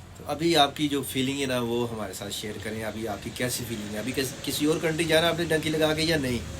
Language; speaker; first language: Urdu; non-native, local second language; Punjabi